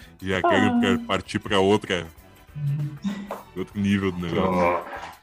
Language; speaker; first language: Portuguese; native; Portuguese